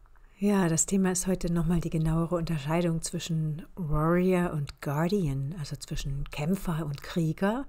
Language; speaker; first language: German; native; German